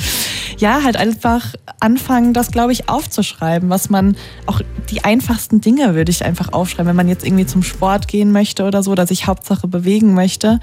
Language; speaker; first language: German; native; German